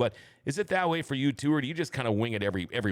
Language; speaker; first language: English; native; English